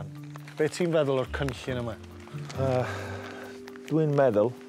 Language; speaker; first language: Welsh; non-native, learner; English